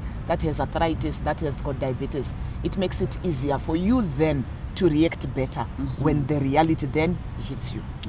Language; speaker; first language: English; non-native, local second language; Shona